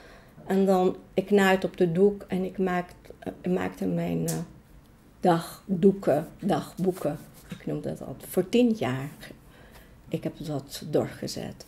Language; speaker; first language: Dutch; non-native, fluent; Greek